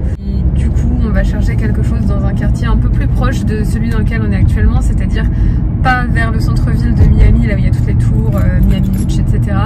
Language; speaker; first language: French; native; French